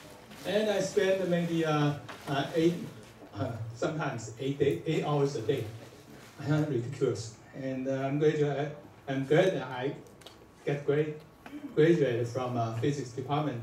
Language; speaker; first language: English; non-native, fluent; Chinese